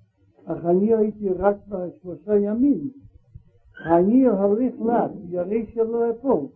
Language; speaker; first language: Hebrew; non-native, learner; Russian